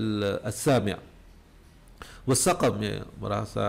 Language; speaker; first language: Arabic; non-native, fluent; Indonesian